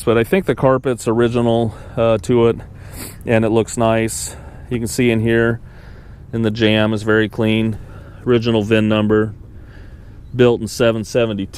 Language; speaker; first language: English; native; English